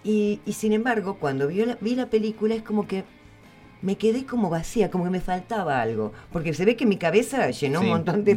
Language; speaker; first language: Spanish; native; Spanish